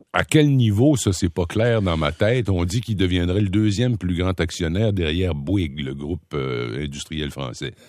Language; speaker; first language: French; native; French